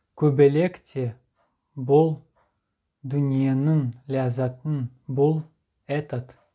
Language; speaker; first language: Kazakh; non-native, learner; Russian